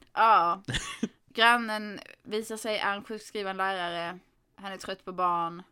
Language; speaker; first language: Swedish; native; Swedish